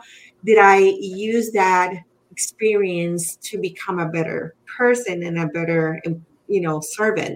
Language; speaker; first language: English; non-native, fluent; Spanish